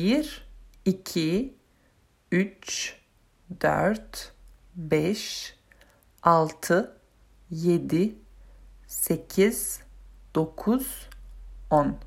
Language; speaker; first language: Turkish; non-native, fluent; French